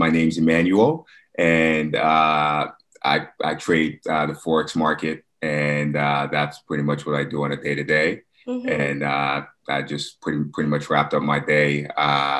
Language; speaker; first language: English; non-native, local second language; Yoruba